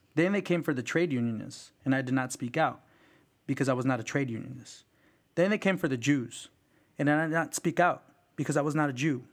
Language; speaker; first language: English; early bilingual, other home language; Spanish